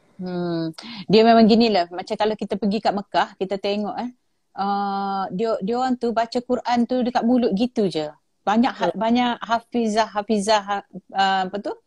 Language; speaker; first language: Malay; native; Malay